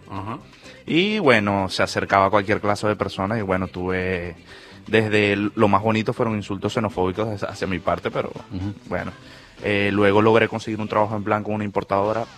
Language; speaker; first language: Spanish; native; Spanish